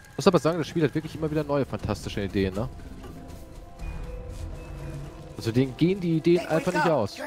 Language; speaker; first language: German; native; German